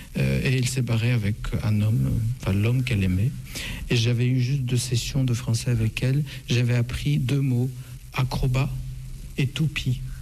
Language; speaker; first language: French; non-native, fluent; Russian